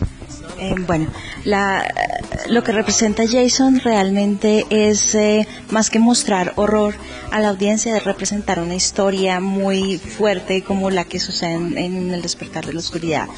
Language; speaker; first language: Spanish; native; Spanish